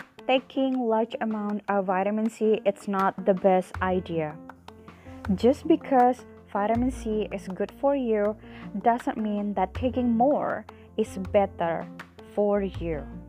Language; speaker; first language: English; non-native, fluent; Indonesian